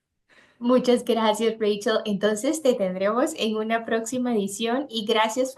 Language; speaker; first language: Spanish; native; Spanish